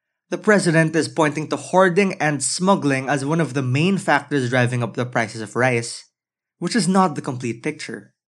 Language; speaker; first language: English; non-native, local second language; Filipino